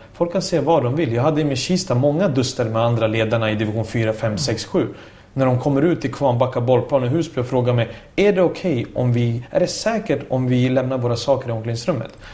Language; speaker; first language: Swedish; early bilingual, other home language; Serbian